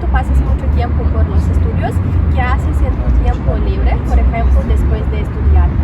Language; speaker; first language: Spanish; non-native, fluent; Russian